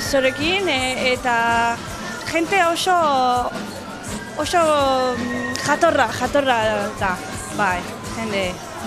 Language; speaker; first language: Basque; non-native, learner; Arabic